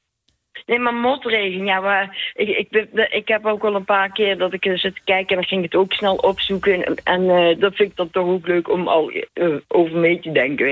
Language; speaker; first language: Dutch; native; Dutch